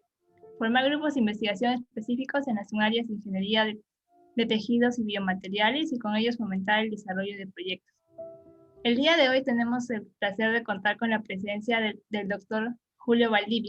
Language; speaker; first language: Spanish; native; Spanish